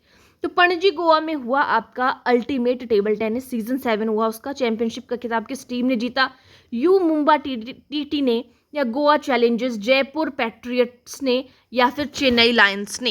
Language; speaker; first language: Hindi; native; Hindi